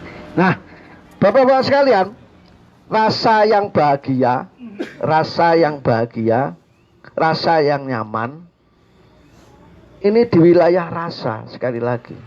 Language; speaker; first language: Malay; non-native, local second language; Javanese